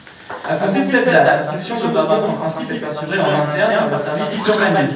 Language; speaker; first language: French; native; French